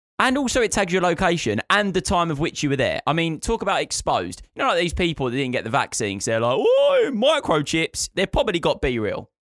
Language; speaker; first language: English; native; English